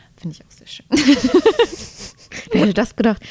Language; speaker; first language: German; non-native, local second language; Macedonian